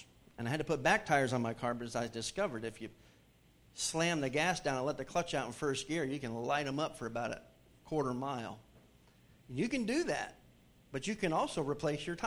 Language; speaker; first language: English; native; English